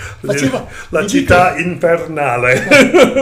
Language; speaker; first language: Italian; non-native, learner; English